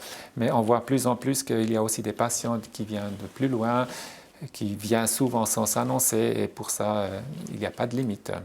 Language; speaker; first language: French; non-native, local second language; German